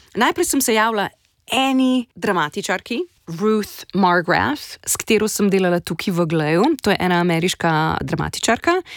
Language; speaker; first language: Slovenian; native; Slovenian